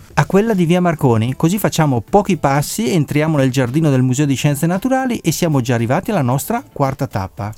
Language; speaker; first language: Italian; native; Italian